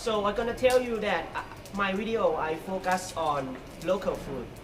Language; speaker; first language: English; non-native, learner; Thai